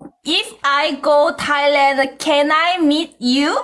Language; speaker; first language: English; non-native, learner; Korean